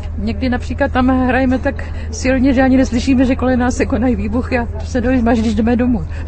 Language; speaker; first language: Czech; native; Czech